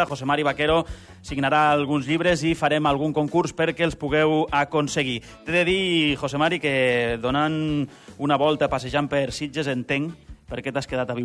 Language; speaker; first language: Catalan; native; Catalan